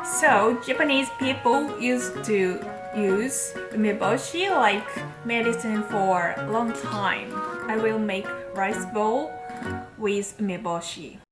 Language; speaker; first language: English; non-native, learner; Japanese